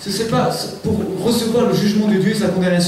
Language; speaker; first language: French; native; French